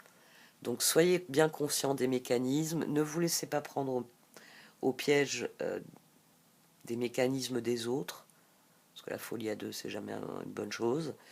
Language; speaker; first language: French; native; French